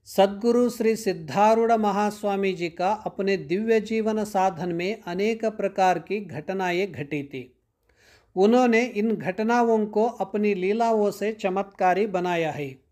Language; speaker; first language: Hindi; non-native, local second language; Kannada